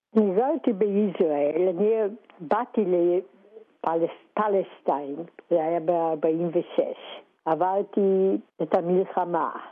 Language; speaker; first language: Hebrew; non-native, fluent; Polish